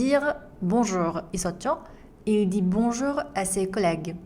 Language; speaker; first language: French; non-native, fluent; Korean